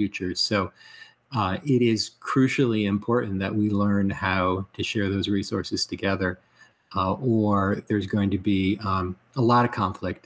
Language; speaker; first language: English; native; English